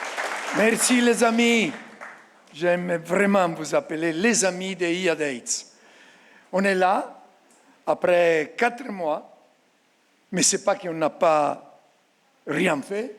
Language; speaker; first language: French; non-native, fluent; Italian